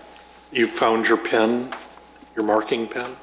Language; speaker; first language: English; native; English